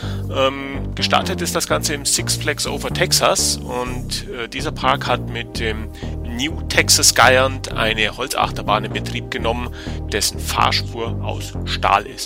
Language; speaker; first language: German; native; German